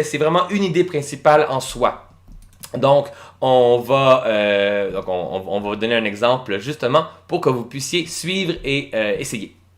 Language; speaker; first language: French; native; French